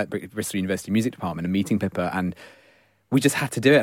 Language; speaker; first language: English; native; English